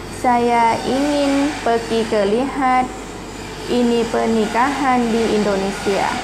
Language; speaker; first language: Indonesian; non-native, learner; Thai